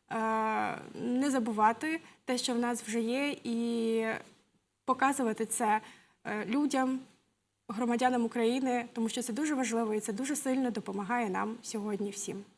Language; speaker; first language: Ukrainian; native; Ukrainian